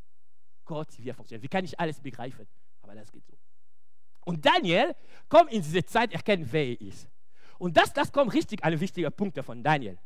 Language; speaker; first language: German; non-native, fluent; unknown